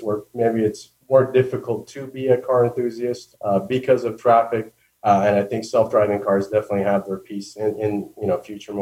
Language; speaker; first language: English; native; English